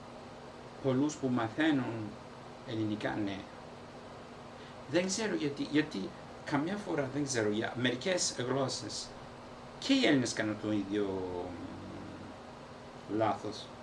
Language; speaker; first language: Greek; non-native, fluent; Italian